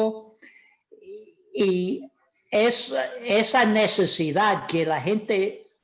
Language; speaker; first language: Spanish; non-native, fluent; English